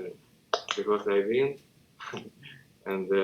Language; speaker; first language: English; non-native, learner; Russian